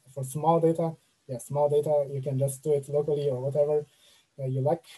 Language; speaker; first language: English; non-native, fluent; Chinese